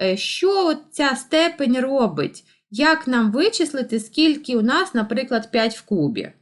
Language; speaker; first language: Ukrainian; non-native, local second language; Russian